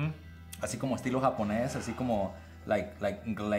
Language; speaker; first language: Spanish; native; Spanish